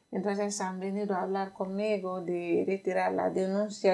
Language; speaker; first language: Spanish; non-native, fluent; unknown